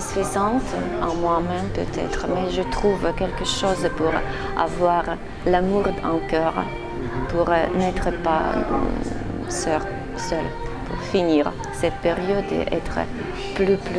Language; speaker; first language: French; non-native, fluent; Russian